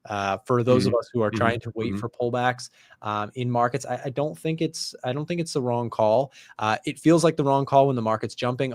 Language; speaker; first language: English; native; English